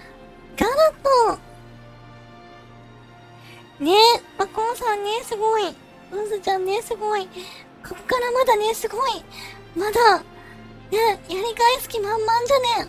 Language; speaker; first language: Japanese; native; Japanese